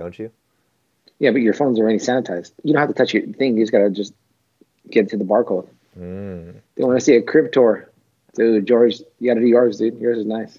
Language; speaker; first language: English; native; English